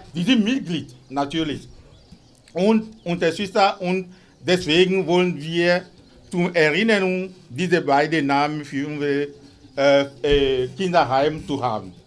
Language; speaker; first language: German; non-native, fluent; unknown